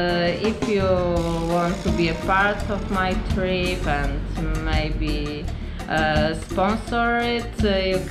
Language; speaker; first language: English; non-native, learner; Polish